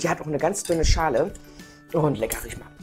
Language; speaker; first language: German; native; German